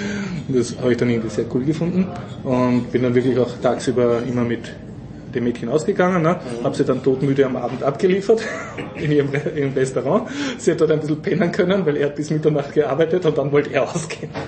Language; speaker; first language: German; native; German